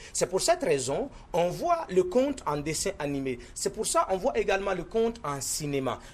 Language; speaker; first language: French; non-native, local second language; Mossi